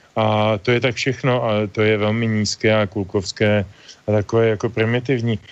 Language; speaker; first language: Czech; native; Czech